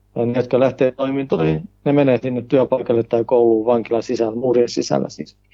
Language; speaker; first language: Finnish; early bilingual, heritage; Finnish